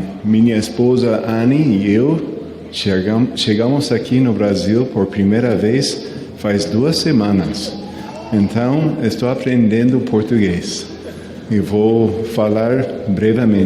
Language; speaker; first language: Portuguese; non-native, learner; Spanish